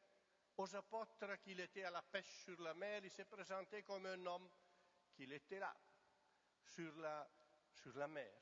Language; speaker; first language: French; non-native, fluent; Italian